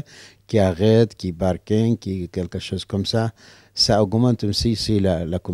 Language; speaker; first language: French; non-native, learner; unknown